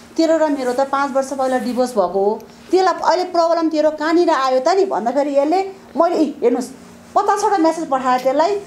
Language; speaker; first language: Nepali; native; Nepali